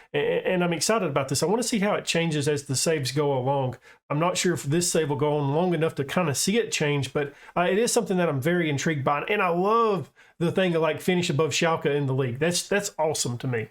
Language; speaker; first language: English; native; English